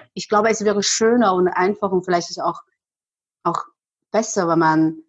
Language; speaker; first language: German; non-native, fluent; Chinese